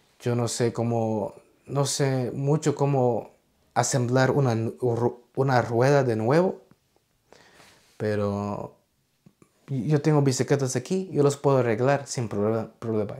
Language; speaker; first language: Spanish; early bilingual, heritage; Spanish